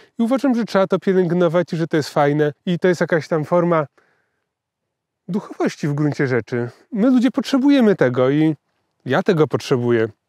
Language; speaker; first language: Polish; native; Polish